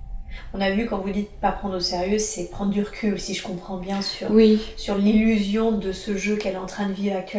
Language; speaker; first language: French; native; French